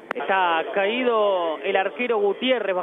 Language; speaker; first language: Spanish; native; Spanish